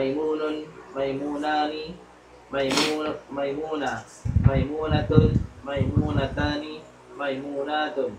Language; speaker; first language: Arabic; non-native, learner; Malay